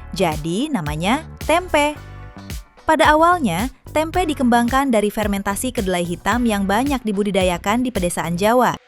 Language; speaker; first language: Indonesian; native; Indonesian